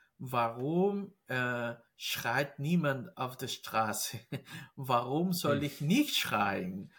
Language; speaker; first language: German; non-native, learner; Spanish